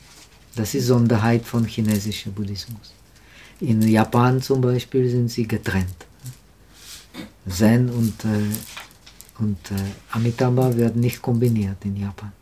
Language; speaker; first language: German; non-native, learner; Czech